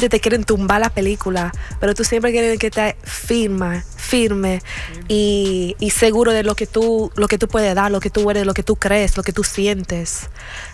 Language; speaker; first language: Spanish; early bilingual, heritage; Spanish